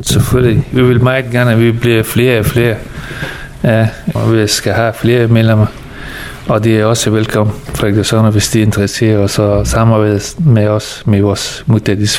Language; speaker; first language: Danish; non-native, learner; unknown